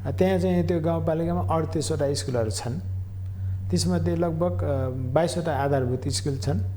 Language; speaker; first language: Nepali; non-native, local second language; Magahi